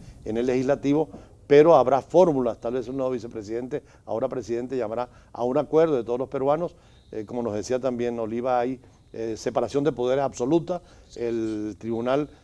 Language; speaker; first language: Spanish; native; Spanish